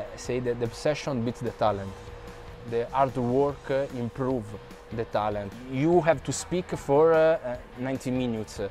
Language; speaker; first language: English; non-native, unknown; Italian